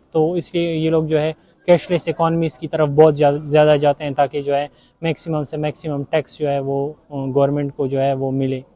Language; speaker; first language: Urdu; native; Urdu